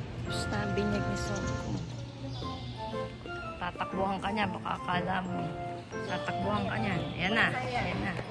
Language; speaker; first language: Filipino; native; Filipino